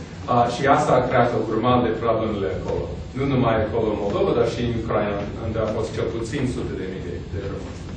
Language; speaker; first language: Romanian; non-native, fluent; English